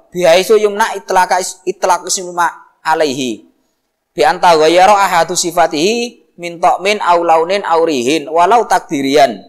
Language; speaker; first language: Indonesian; non-native, local second language; Javanese